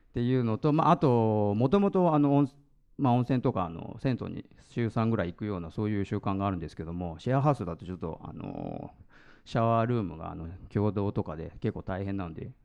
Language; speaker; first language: Japanese; native; Japanese